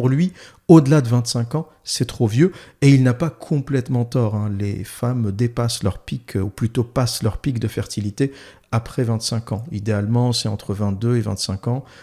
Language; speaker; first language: French; native; French